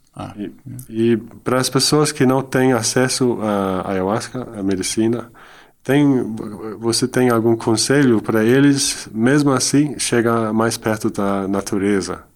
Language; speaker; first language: Portuguese; non-native, fluent; Dutch